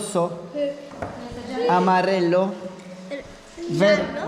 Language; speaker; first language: Italian; non-native, learner; French